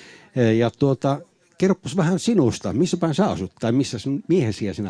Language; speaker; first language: Finnish; native; Finnish